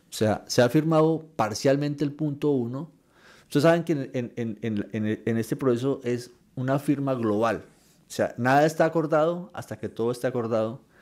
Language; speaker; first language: Spanish; native; Spanish